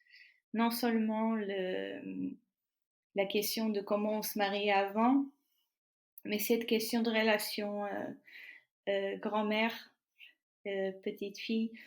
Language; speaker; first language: French; non-native, fluent; Portuguese